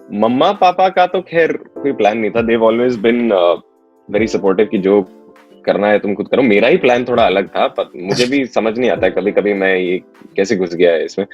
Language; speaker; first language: Hindi; native; Hindi